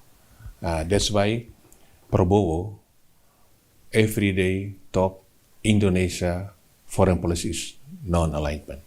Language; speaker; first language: English; non-native, learner; Indonesian